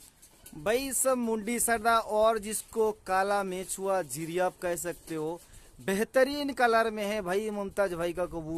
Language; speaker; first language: Hindi; non-native, local second language; Bangla